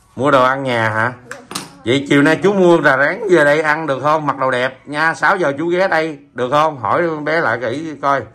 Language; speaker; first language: Vietnamese; native; Vietnamese